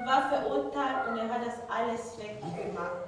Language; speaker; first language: German; non-native, fluent; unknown